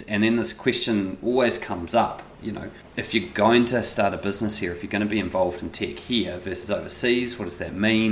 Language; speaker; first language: English; native; English